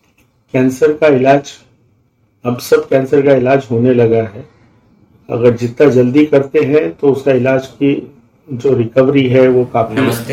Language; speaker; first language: Hindi; native; Hindi